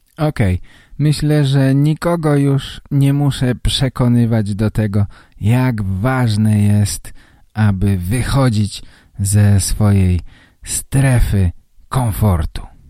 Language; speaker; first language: Polish; native; Polish